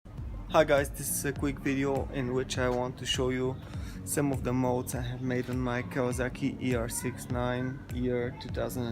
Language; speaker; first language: English; non-native, fluent; Bulgarian